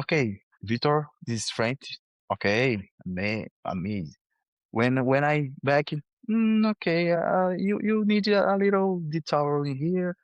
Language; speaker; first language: English; non-native, learner; Portuguese